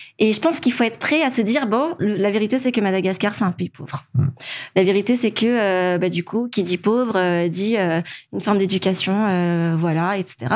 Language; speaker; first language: French; non-native, local second language; Malagasy